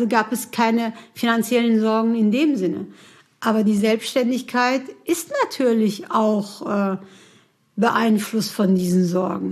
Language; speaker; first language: German; early bilingual, other home language; Turkish